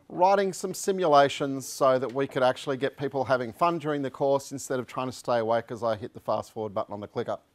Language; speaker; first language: English; native; English